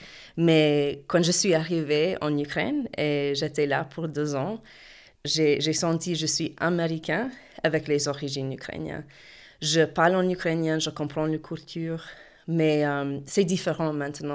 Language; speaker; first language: French; non-native, learner; English